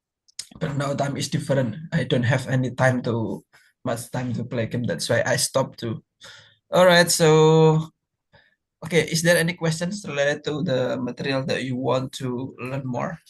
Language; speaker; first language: English; non-native, fluent; Indonesian